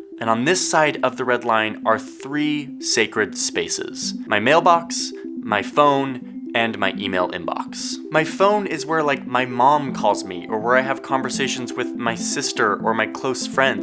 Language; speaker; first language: English; native; English